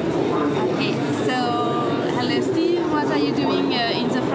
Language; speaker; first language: English; non-native, learner; French